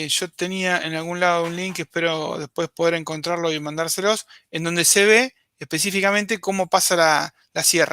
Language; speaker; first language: Spanish; native; Spanish